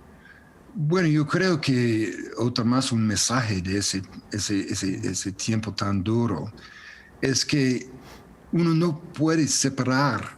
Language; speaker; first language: Spanish; non-native, fluent; English